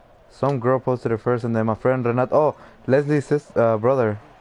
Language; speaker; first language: English; early bilingual, other home language; Spanish